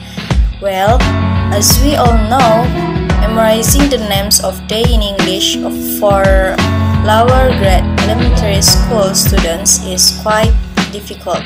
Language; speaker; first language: English; non-native, learner; Indonesian